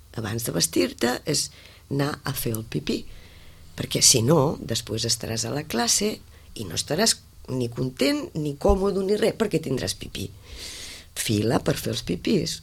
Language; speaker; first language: Catalan; native; Catalan